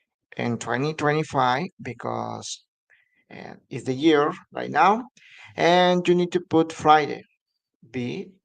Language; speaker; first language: English; non-native, learner; Spanish